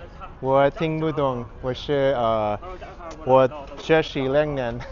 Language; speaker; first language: Chinese; non-native, learner; English